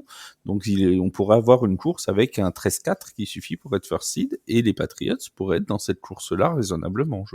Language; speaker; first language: French; native; French